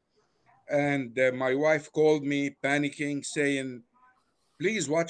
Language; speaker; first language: English; non-native, fluent; Arabic